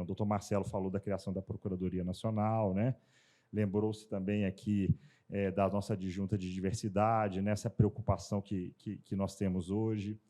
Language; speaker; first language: Portuguese; native; Portuguese